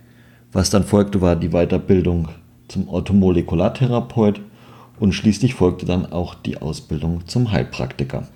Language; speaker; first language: German; native; German